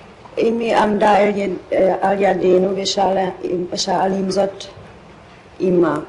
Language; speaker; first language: Hebrew; non-native, fluent; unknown